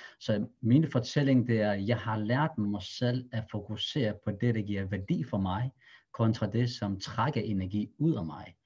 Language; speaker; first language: Danish; early bilingual, other home language; Arabic